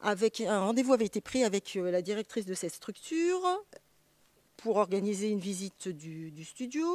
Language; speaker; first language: French; native; French